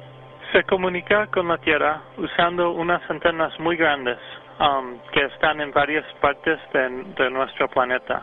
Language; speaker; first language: Spanish; early bilingual, heritage; English